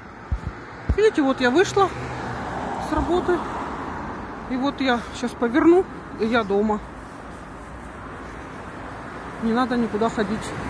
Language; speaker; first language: Russian; native; Russian